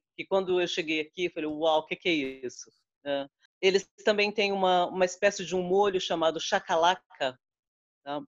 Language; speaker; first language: Portuguese; native; Portuguese